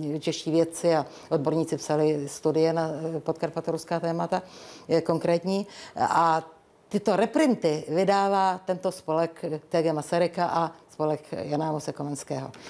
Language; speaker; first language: Czech; early bilingual, other home language; Rusyn